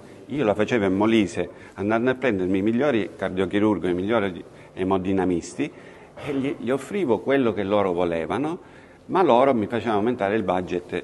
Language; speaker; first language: Italian; native; Italian